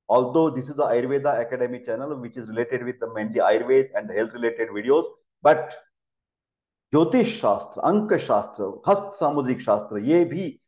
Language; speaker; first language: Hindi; non-native, local second language; Marathi